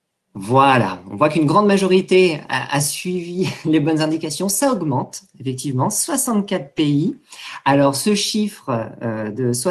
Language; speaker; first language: French; native; French